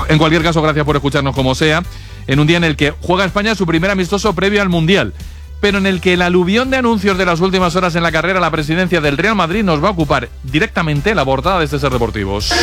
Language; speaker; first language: Spanish; native; Spanish